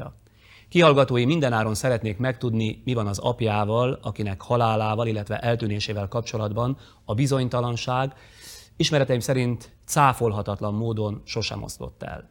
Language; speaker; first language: Hungarian; native; Hungarian